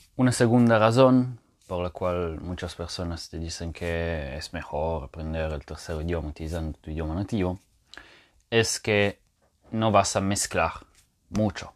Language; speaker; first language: Spanish; non-native, fluent; Italian